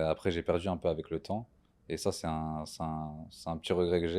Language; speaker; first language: French; native; French